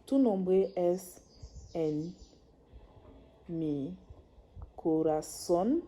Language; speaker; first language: Spanish; non-native, learner; French